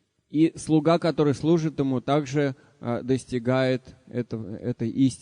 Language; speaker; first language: Russian; native; Russian